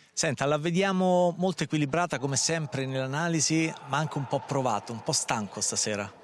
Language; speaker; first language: Italian; native; Italian